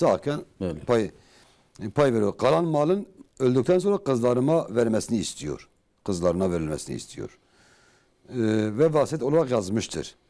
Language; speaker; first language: Turkish; non-native, local second language; Kurdish